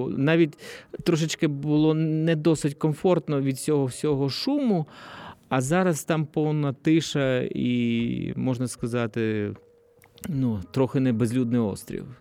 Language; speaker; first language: Ukrainian; native; Ukrainian